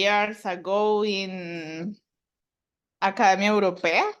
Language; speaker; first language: English; non-native, learner; Spanish